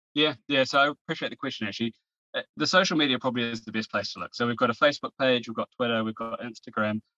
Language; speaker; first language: English; native; English